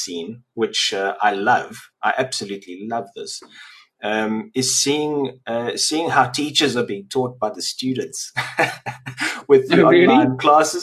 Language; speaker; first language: English; native; English